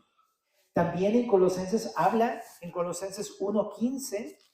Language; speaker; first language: Spanish; native; Spanish